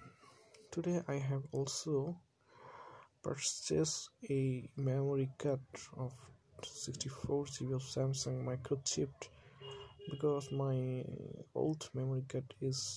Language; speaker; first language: English; non-native, learner; Bangla